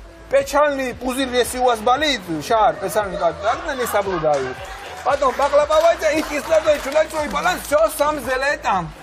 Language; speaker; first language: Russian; non-native, learner; Georgian